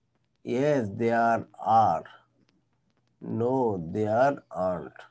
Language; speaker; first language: English; non-native, fluent; Bangla